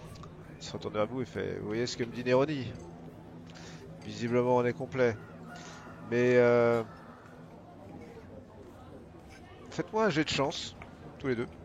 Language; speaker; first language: French; native; French